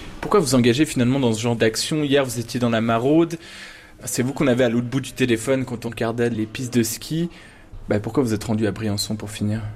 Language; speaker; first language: French; native; French